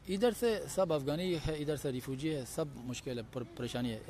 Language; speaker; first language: Hindi; non-native, learner; Persian